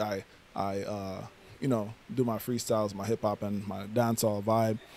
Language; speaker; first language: English; native; English